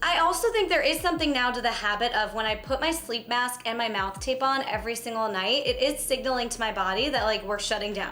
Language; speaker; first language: English; native; English